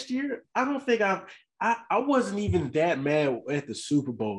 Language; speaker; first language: English; native; English